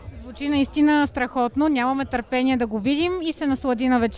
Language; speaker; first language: Bulgarian; native; Bulgarian